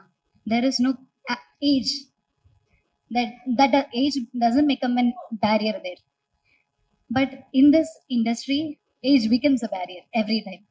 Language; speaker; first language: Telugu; non-native, learner; Malayalam